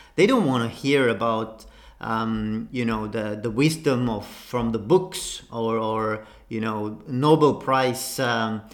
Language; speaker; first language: English; non-native, fluent; Estonian